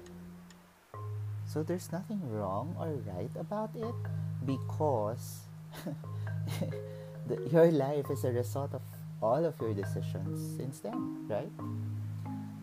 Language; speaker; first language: English; non-native, local second language; Filipino